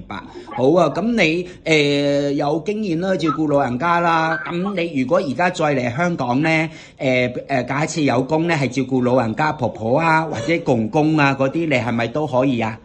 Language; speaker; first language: Cantonese; native; Cantonese